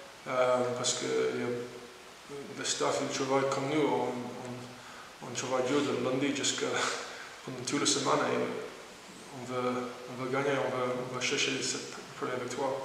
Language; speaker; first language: French; non-native, learner; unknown